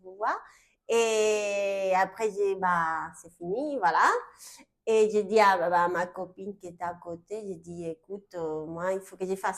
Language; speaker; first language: French; native; French